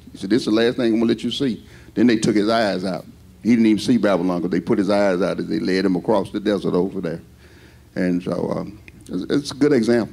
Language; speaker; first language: English; native; English